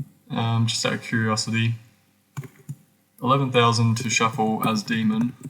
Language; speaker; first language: English; native; English